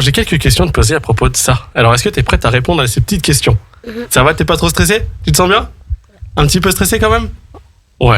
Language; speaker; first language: French; native; French